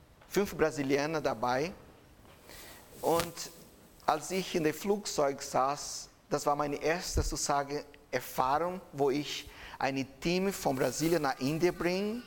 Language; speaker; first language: German; non-native, fluent; Portuguese